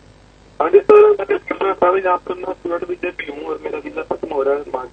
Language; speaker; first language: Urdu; non-native, local second language; Punjabi